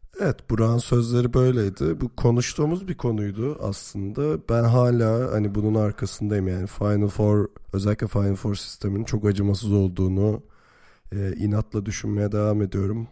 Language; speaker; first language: Turkish; native; Turkish